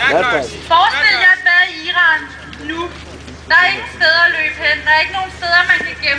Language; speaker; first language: Danish; early bilingual, other home language; Persian